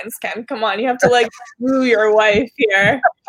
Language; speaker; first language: English; early bilingual, other home language; Arabic